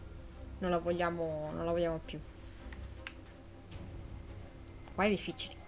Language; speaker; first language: Italian; native; Italian